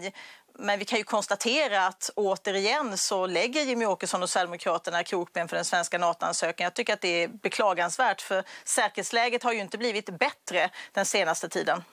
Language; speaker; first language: Swedish; native; Swedish